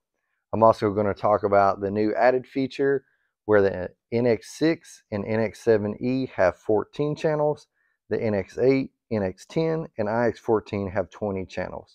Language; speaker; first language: English; native; English